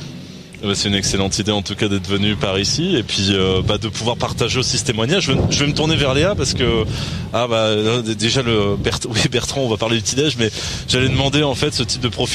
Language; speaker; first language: French; native; French